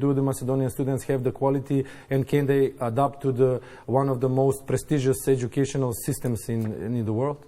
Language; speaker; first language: English; non-native, fluent; Macedonian